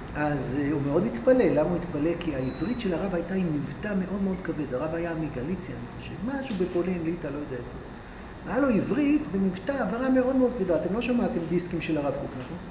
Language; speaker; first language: Hebrew; native; Hebrew